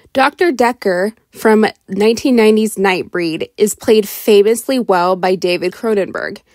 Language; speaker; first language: English; native; English